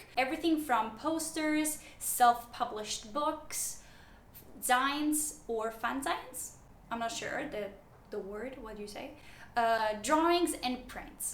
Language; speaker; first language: English; non-native, fluent; Italian